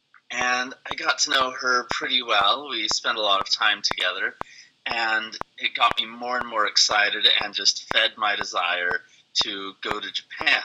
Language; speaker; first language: English; native; English